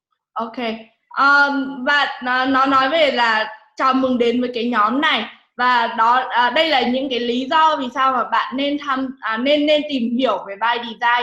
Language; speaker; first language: Vietnamese; non-native, fluent; English